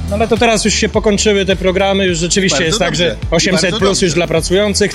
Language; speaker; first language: Polish; native; Polish